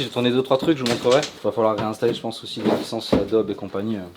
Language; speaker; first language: French; native; French